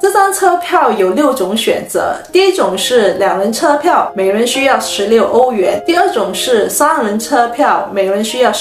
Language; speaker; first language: Chinese; native; Chinese